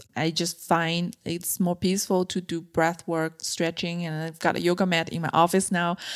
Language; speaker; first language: English; non-native, fluent; Chinese